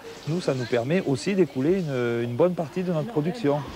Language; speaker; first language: French; native; French